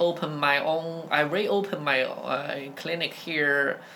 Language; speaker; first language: English; non-native, fluent; Chinese